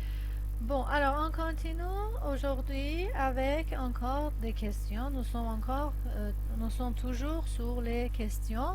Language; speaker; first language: French; non-native, fluent; Persian